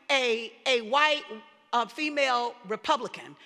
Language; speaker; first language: English; native; English